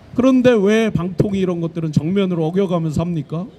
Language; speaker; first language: Korean; native; Korean